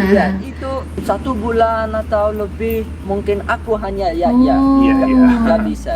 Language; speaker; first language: Indonesian; non-native, learner; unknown